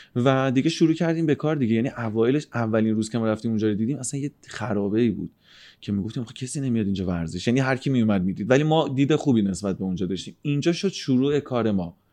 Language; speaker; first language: Persian; native; Persian